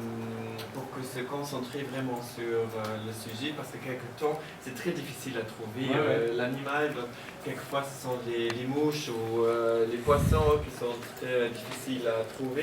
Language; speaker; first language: French; non-native, learner; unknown